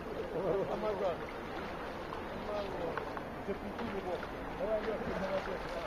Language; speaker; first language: Russian; native; Russian